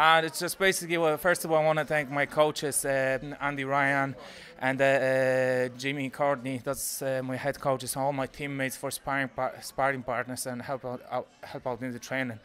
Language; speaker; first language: English; non-native, fluent; Polish